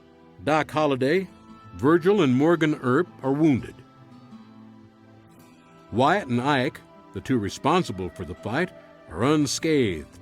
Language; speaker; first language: English; native; English